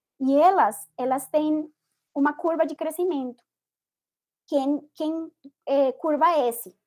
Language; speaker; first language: Portuguese; non-native, fluent; Spanish